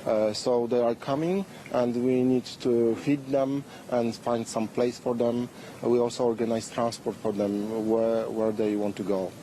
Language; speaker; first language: English; non-native, fluent; Polish